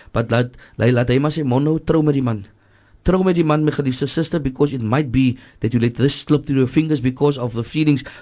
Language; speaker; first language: English; native; English